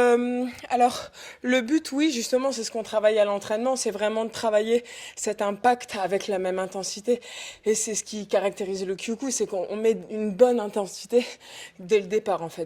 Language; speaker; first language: French; native; French